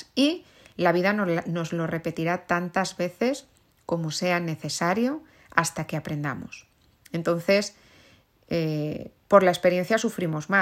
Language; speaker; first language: Spanish; native; Spanish